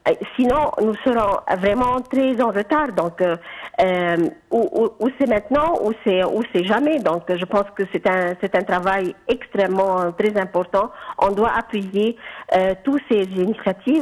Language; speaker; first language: French; non-native, fluent; Arabic